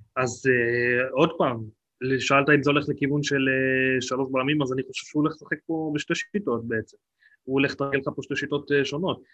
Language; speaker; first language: Hebrew; native; Hebrew